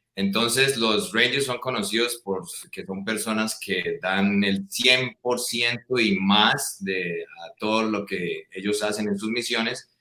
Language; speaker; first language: Spanish; native; Spanish